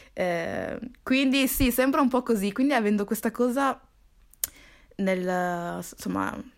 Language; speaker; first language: Italian; early bilingual, other home language; Somali